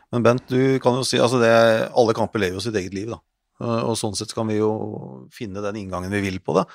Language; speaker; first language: Norwegian; native; Norwegian